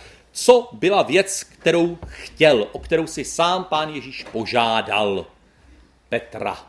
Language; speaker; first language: Czech; native; Czech